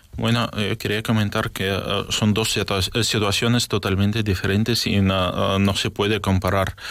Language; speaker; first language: Spanish; non-native, fluent; Ukrainian